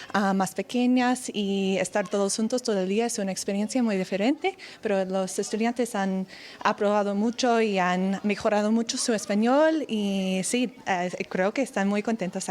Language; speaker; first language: Spanish; non-native, fluent; English